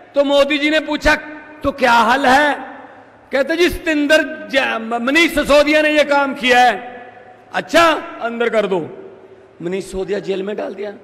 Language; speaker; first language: Hindi; native; Hindi